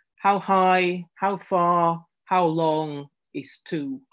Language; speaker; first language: English; native; English